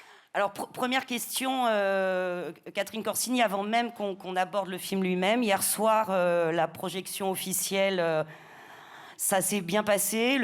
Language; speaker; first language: French; native; French